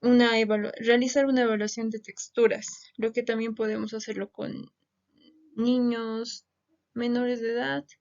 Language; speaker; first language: Spanish; native; Spanish